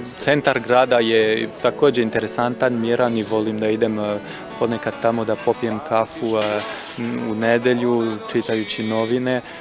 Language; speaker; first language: Serbian; non-native, fluent; French